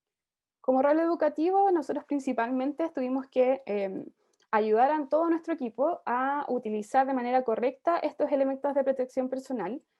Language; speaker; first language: Spanish; native; Spanish